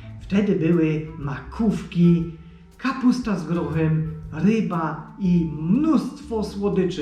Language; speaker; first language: Polish; native; Polish